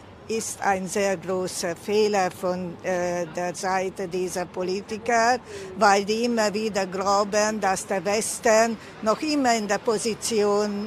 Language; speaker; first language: German; non-native, fluent; Hungarian